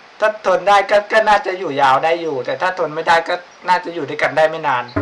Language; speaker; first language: Thai; native; Thai